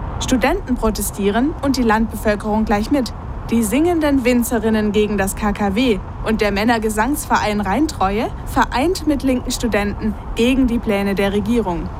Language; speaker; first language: German; native; German